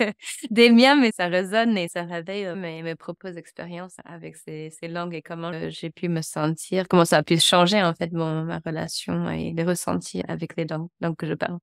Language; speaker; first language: French; non-native, fluent; English